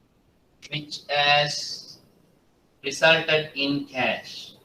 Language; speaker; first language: English; non-native, local second language; Sinhala